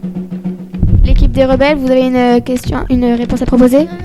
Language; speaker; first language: French; native; French